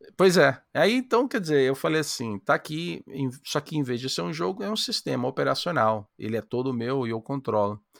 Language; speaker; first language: Portuguese; native; Portuguese